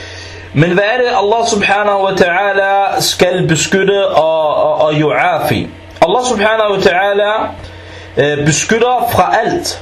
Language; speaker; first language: Danish; early bilingual, other home language; Arabic